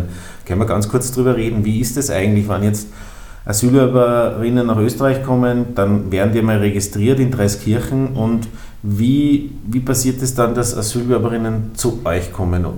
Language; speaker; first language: German; native; German